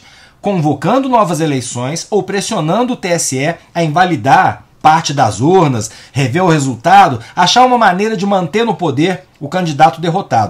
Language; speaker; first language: Portuguese; native; Portuguese